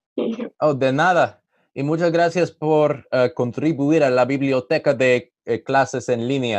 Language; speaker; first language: Spanish; non-native, learner; English